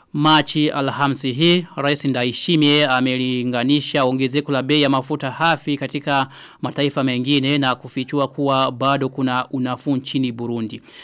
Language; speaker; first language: Swahili; non-native, local second language; Rundi